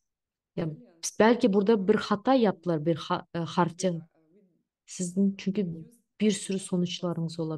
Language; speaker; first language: Turkish; non-native, fluent; Russian